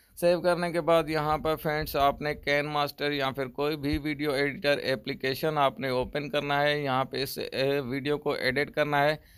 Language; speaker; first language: Urdu; native; Urdu